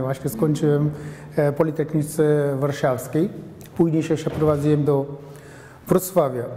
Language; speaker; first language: Polish; non-native, fluent; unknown